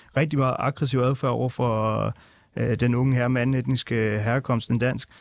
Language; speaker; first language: Danish; early bilingual, other home language; Punjabi